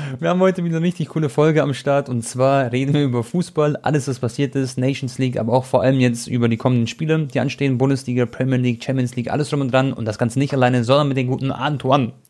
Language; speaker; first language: German; early bilingual, other home language; Croatian